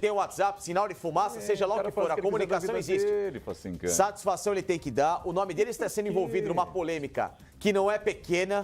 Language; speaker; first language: Portuguese; native; Portuguese